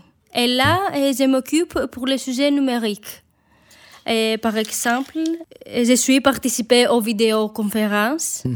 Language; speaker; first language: French; non-native, fluent; Greek